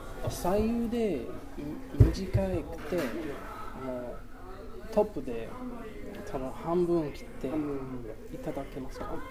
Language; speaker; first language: Japanese; non-native, learner; English